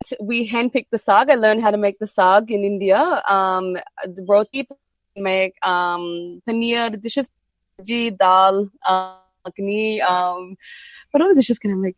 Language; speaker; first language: English; native; English